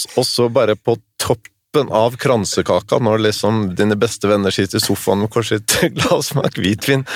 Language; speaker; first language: Norwegian; native; Norwegian